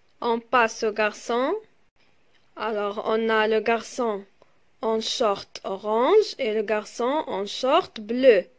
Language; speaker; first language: French; non-native, local second language; Arabic